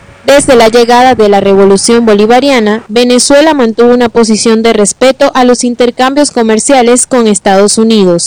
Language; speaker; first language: Spanish; native; Spanish